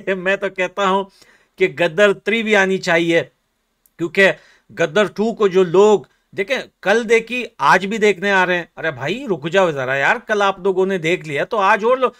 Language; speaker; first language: Hindi; native; Hindi